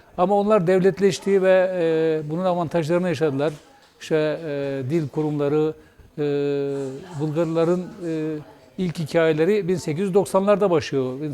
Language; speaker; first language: Turkish; non-native, local second language; Bulgarian